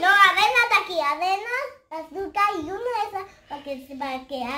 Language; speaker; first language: Spanish; early bilingual, heritage; Spanish